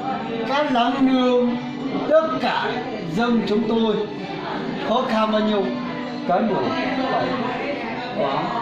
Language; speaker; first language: Vietnamese; non-native, local second language; Hmong